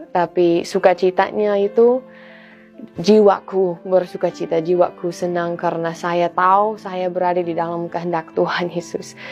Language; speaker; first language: Indonesian; non-native, fluent; English